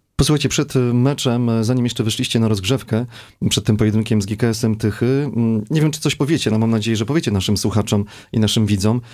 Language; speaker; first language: Polish; native; Polish